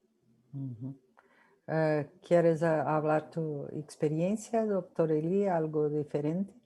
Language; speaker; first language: Spanish; non-native, fluent; Portuguese